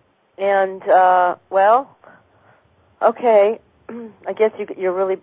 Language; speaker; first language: English; native; English